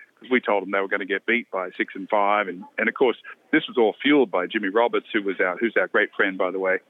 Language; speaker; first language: English; native; English